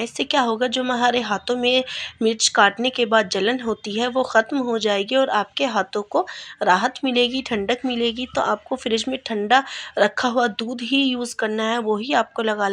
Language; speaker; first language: Hindi; native; Hindi